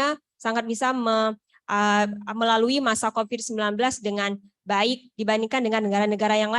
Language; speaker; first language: Indonesian; native; Indonesian